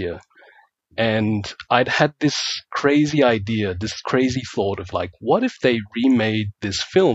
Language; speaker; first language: English; native; English